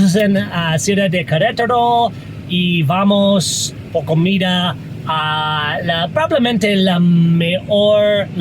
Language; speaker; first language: Spanish; non-native, learner; English